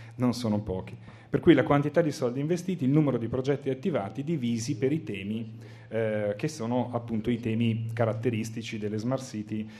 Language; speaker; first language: Italian; native; Italian